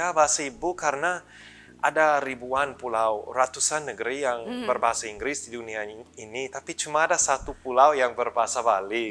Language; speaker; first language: Indonesian; early bilingual, other home language; English